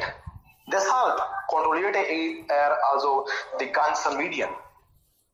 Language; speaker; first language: German; non-native, learner; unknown